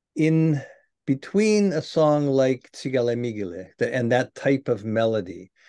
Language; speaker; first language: English; native; English